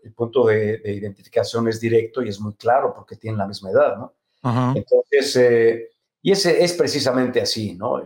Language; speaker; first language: Spanish; native; Spanish